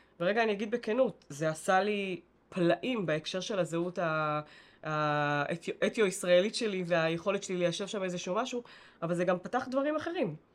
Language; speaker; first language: Hebrew; native; Hebrew